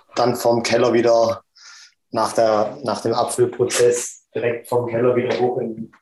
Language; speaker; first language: German; native; German